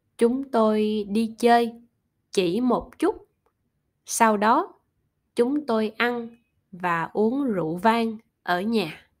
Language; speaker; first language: Vietnamese; non-native, learner; German